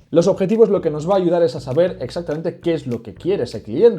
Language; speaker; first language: Spanish; native; Spanish